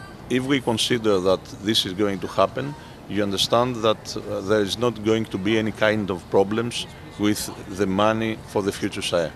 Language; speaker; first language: English; non-native, fluent; Greek